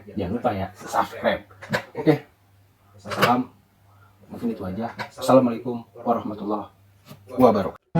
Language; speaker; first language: Indonesian; native; Indonesian